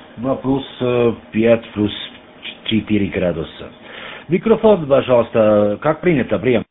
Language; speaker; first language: Russian; non-native, learner; German